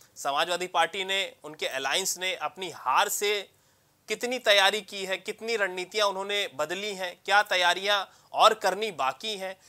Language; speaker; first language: Hindi; native; Hindi